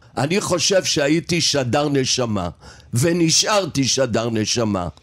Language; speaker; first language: Hebrew; native; Hebrew